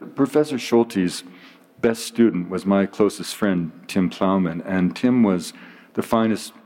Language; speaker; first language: English; native; English